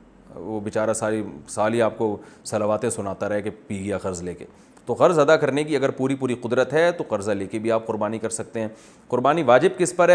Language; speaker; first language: Urdu; native; Urdu